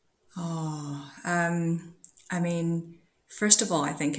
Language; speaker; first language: English; non-native, local second language; Cantonese